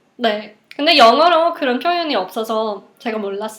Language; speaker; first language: Korean; non-native, fluent; English